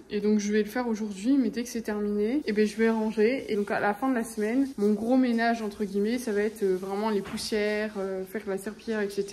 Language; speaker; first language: French; native; French